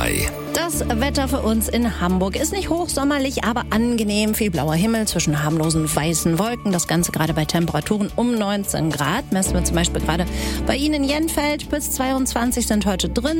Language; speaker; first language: German; native; German